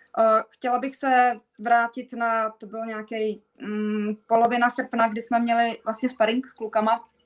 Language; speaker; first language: Czech; native; Czech